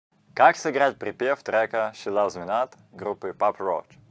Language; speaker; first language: Russian; native; Russian